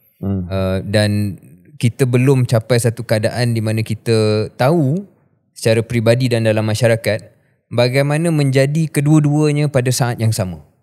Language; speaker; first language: Malay; native; Malay